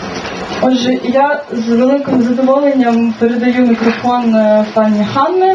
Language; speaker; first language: Ukrainian; native; Ukrainian